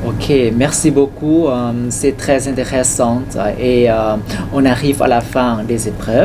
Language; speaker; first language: French; non-native, fluent; Thai